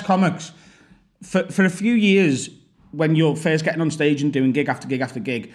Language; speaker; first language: English; native; English